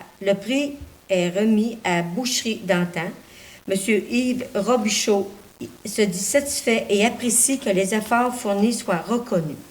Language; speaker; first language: French; native; French